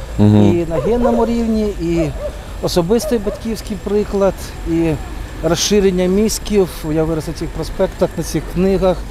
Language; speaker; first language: Ukrainian; non-native, local second language; Russian